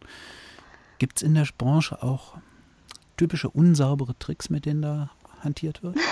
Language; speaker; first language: German; native; German